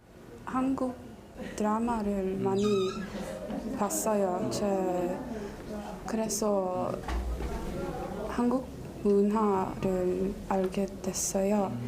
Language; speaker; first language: Korean; non-native, learner; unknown